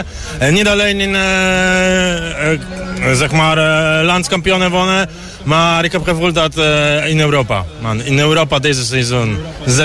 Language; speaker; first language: Dutch; non-native, learner; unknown